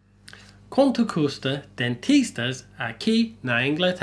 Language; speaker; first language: Portuguese; non-native, learner; English